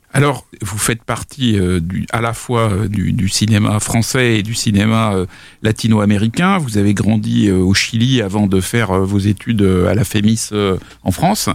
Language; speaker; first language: French; native; French